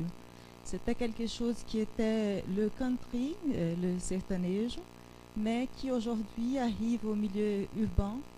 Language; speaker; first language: French; non-native, fluent; Portuguese